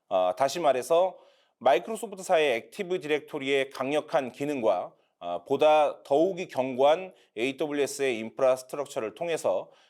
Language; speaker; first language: Korean; native; Korean